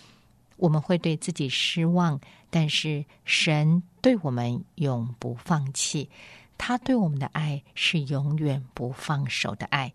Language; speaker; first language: Chinese; native; Chinese